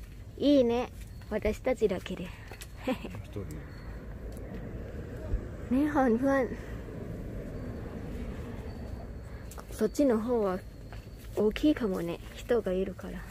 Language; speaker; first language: Japanese; non-native, fluent; Thai